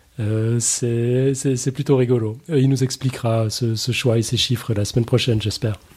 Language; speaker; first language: French; native; French